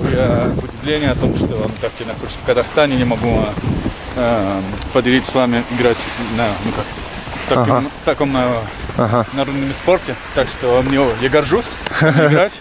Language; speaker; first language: Russian; non-native, learner; French